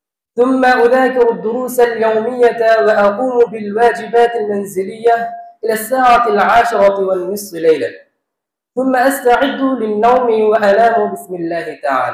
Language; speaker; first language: Arabic; non-native, learner; Bangla